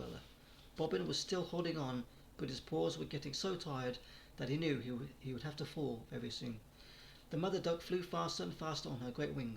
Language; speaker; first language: English; native; English